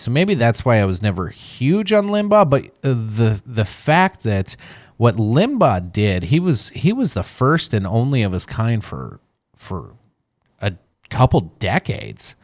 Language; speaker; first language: English; native; English